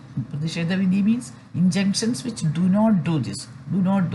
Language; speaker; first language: English; non-native, fluent; Malayalam